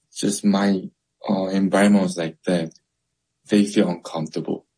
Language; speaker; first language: English; non-native, learner; Korean